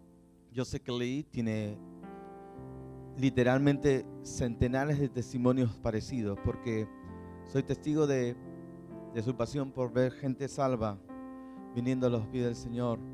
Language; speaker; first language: Spanish; native; Spanish